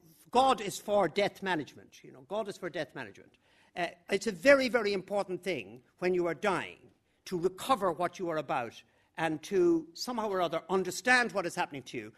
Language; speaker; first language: English; native; English